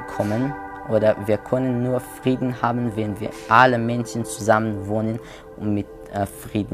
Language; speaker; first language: German; non-native, learner; Persian